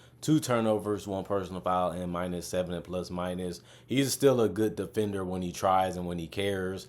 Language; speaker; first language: English; native; English